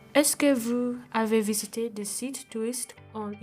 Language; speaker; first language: French; non-native, learner; English